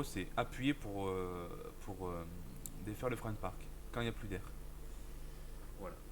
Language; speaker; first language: French; native; French